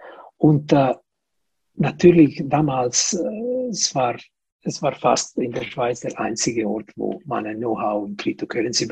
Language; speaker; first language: German; non-native, fluent; Italian